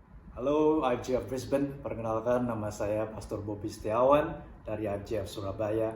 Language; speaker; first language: Indonesian; native; Indonesian